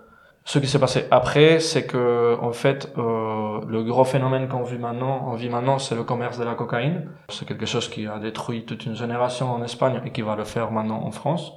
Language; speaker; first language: French; non-native, fluent; Spanish